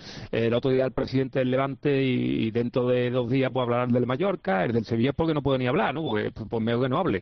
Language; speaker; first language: Spanish; native; Spanish